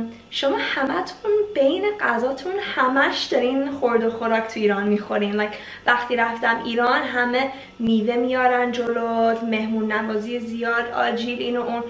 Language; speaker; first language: Persian; early bilingual, heritage; Persian